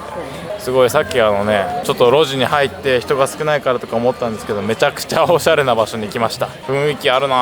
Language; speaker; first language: Japanese; native; Japanese